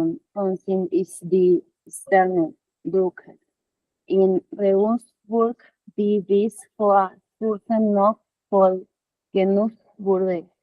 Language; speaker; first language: German; non-native, learner; Spanish